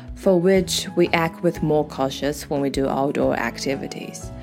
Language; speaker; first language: English; non-native, fluent; Chinese